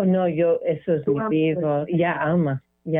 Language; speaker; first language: Spanish; non-native, learner; English